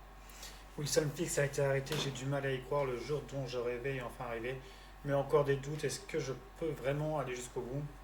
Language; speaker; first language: French; native; French